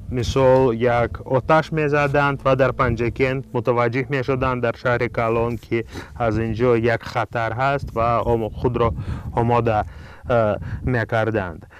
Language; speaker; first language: Persian; non-native, fluent; Russian